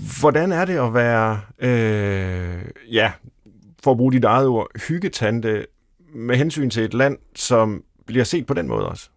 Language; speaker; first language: Danish; native; Danish